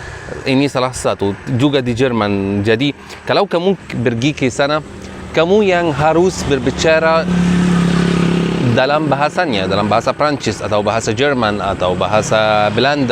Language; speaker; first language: Indonesian; non-native, fluent; Arabic